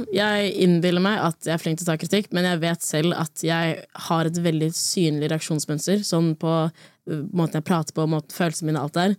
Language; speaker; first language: Norwegian; early bilingual, other home language; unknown